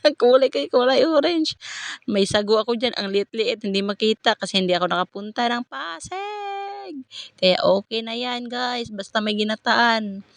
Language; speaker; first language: Filipino; non-native, local second language; Cebuano